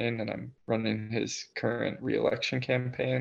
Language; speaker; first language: English; native; English